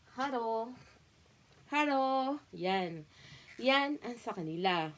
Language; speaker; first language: Filipino; native; Filipino